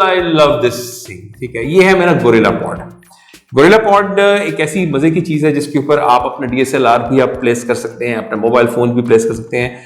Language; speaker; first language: Urdu; native; Urdu